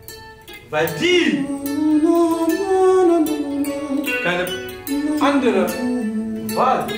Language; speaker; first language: German; non-native, learner; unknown